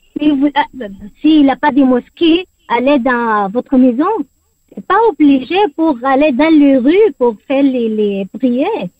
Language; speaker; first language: French; non-native, learner; Arabic